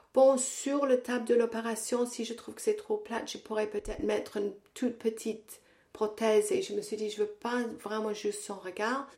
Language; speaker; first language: French; non-native, fluent; English